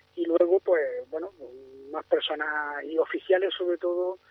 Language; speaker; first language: Spanish; native; Spanish